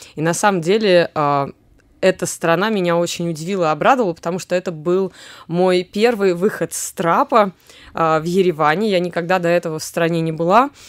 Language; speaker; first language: Russian; native; Russian